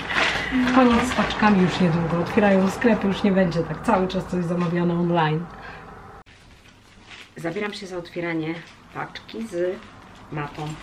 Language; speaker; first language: Polish; native; Polish